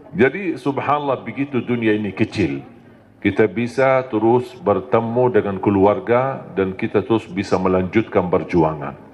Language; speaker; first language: Malay; non-native, fluent; Arabic